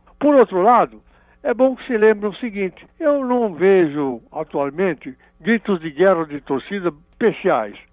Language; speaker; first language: Portuguese; native; Portuguese